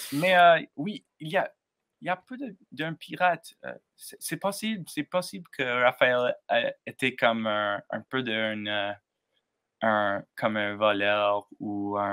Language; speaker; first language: French; non-native, learner; English